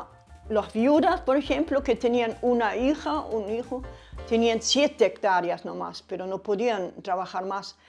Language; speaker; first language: Spanish; early bilingual, other home language; German